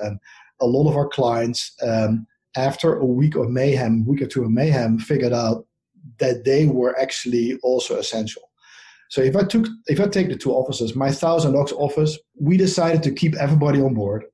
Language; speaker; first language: English; non-native, fluent; Dutch